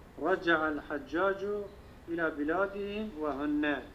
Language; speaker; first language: Arabic; non-native, learner; Turkish